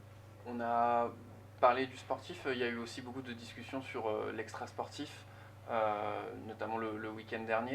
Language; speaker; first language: French; native; French